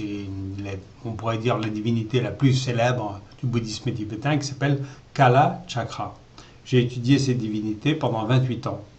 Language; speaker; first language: French; native; French